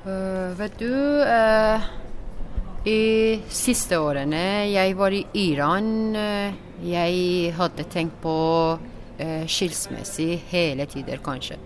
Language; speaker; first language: Norwegian; non-native, learner; Persian